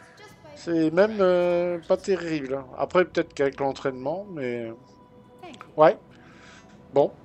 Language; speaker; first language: French; native; French